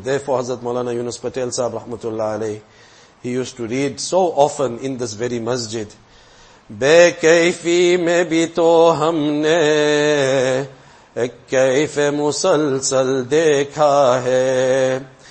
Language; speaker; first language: English; native; English